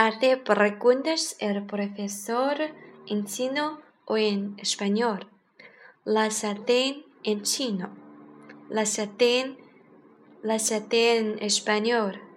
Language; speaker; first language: Spanish; non-native, learner; Chinese